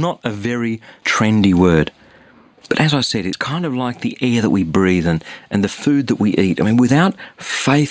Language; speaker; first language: English; native; English